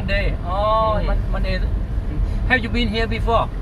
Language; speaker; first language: English; non-native, learner; Thai